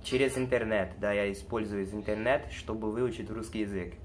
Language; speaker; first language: Russian; non-native, learner; Portuguese